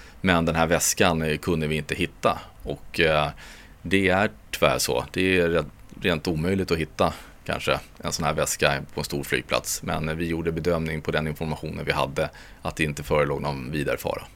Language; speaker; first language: Swedish; native; Swedish